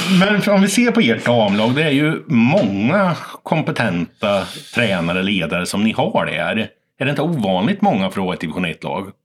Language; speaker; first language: Swedish; native; Swedish